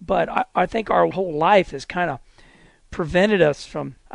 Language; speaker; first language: English; native; English